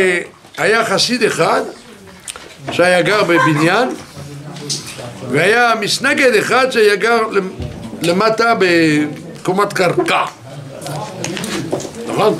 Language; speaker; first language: Hebrew; non-native, fluent; French